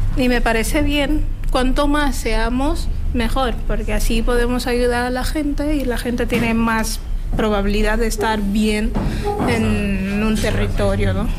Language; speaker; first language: Spanish; non-native, fluent; Portuguese